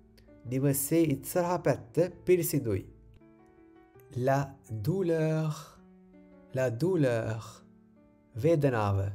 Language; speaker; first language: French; non-native, fluent; Sinhala